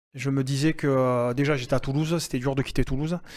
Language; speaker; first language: French; native; French